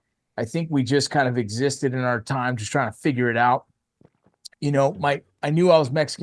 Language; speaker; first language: English; native; English